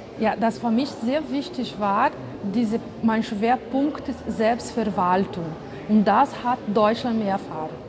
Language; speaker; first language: German; non-native, fluent; Portuguese